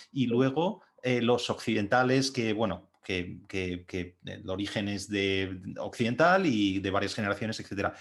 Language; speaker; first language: Spanish; native; Spanish